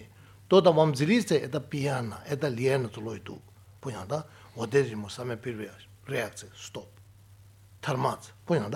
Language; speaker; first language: Russian; non-native, learner; Tibetan